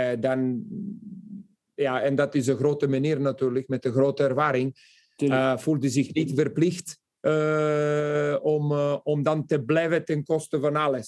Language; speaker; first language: Dutch; non-native, fluent; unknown